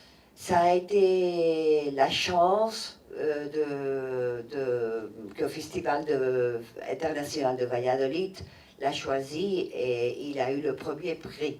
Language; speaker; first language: French; non-native, fluent; Catalan